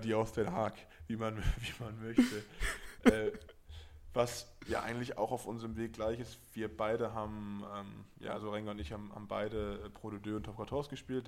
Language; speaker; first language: German; native; German